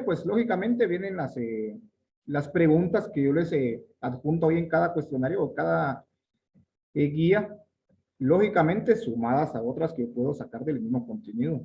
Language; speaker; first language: Spanish; native; Spanish